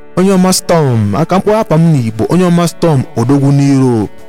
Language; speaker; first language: English; non-native, local second language; Igbo